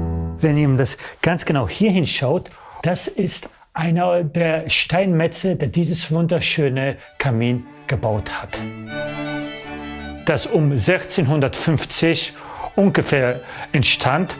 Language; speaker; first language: German; early bilingual, other home language; Polish